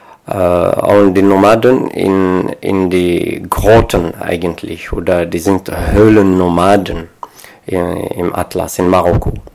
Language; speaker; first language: German; non-native, fluent; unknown